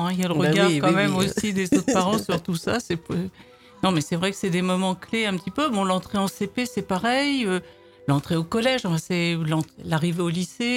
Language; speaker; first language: French; native; French